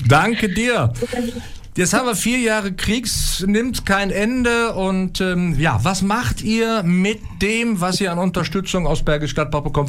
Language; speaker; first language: German; native; German